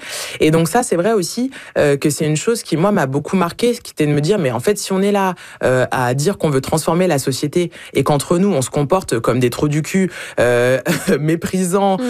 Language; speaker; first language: French; native; French